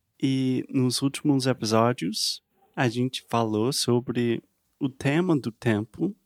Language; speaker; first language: Portuguese; non-native, learner; English